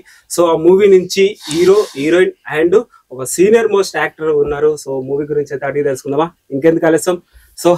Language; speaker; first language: Telugu; native; Telugu